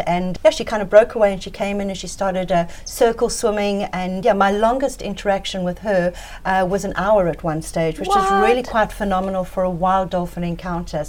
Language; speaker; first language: English; native; English